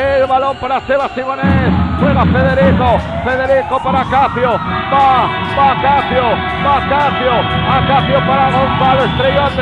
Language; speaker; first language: Spanish; native; Spanish